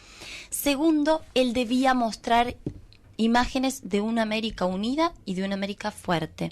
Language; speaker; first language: Spanish; native; Spanish